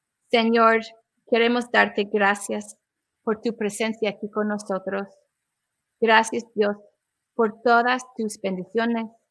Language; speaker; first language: Spanish; non-native, fluent; English